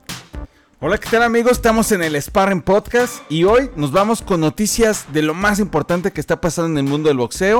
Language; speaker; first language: Spanish; native; Spanish